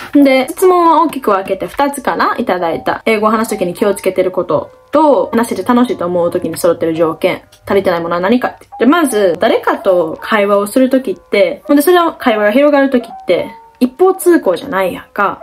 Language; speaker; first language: Japanese; native; Japanese